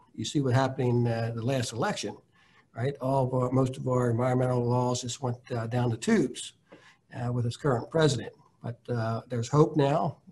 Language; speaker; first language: English; native; English